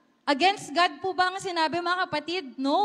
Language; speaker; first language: Filipino; native; Filipino